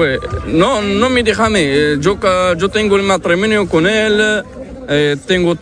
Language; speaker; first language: Spanish; non-native, learner; Arabic